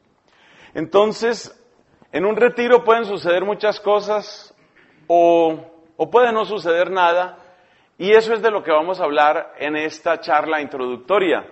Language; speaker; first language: Spanish; native; Spanish